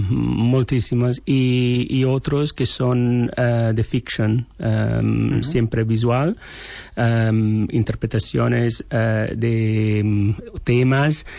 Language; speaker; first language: Catalan; non-native, learner; Italian